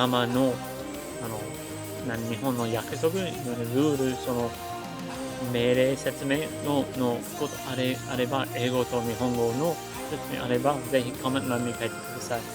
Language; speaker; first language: Japanese; non-native, learner; English